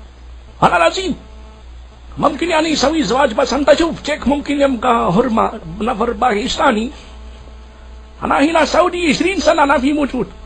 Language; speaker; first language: Arabic; non-native, learner; Urdu